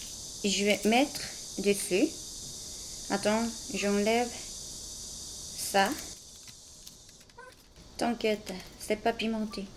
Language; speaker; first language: French; non-native, fluent; Korean